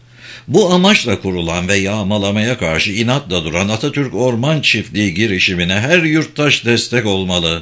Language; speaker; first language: Turkish; native; Turkish